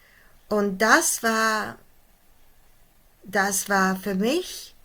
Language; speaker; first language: German; non-native, fluent; Polish